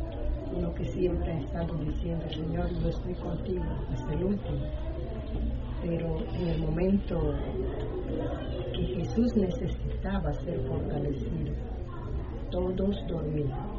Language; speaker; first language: Spanish; native; Spanish